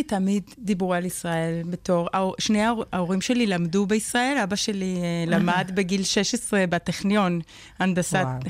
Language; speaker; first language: Hebrew; non-native, fluent; Spanish